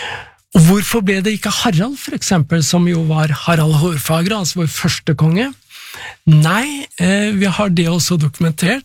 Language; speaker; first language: Norwegian; native; Norwegian